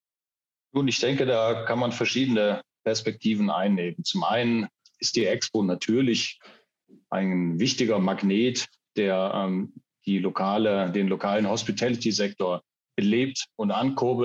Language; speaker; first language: German; native; German